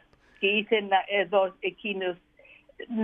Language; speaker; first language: Greek; early bilingual, heritage; Greek